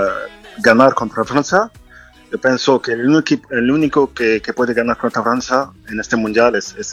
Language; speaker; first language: Spanish; non-native, fluent; French